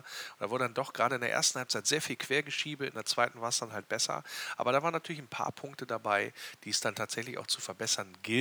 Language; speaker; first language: German; native; German